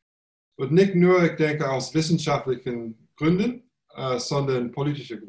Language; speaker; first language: German; non-native, fluent; English